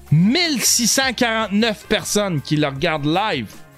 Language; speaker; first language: French; native; French